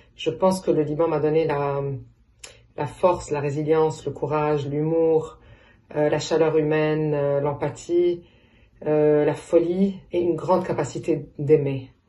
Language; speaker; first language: French; non-native, local second language; Arabic